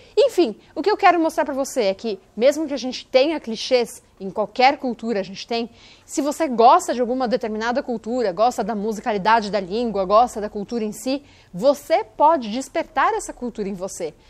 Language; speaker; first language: Portuguese; native; Portuguese